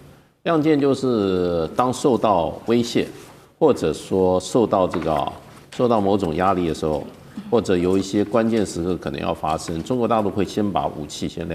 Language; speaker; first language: Chinese; native; Chinese